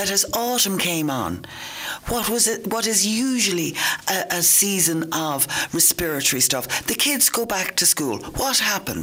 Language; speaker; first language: English; native; English